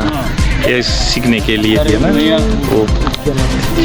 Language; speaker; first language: Hindi; non-native, local second language; Bangla